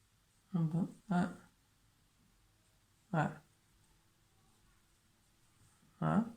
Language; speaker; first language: French; non-native, learner; Chinese